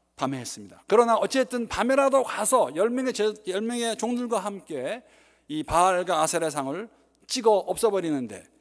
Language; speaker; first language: Korean; native; Korean